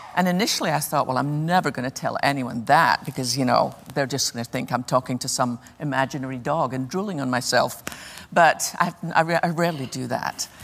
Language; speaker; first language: English; native; English